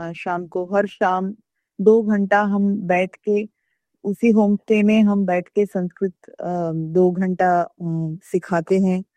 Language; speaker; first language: Hindi; non-native, local second language; Kannada